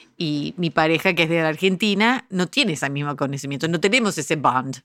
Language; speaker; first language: Spanish; early bilingual, heritage; Spanish